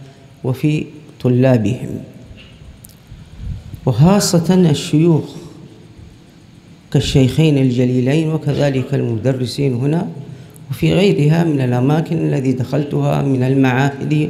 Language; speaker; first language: Arabic; native; Arabic